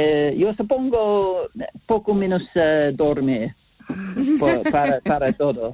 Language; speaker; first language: Spanish; non-native, learner; English